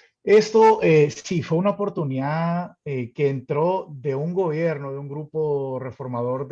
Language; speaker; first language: Spanish; native; Spanish